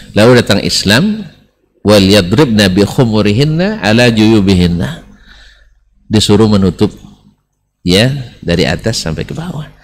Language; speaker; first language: Indonesian; non-native, local second language; Minangkabau